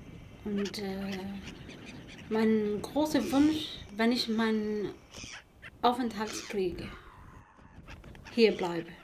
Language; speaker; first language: German; non-native, learner; Arabic